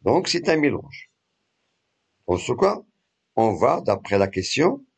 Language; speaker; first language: French; non-native, local second language; Arabic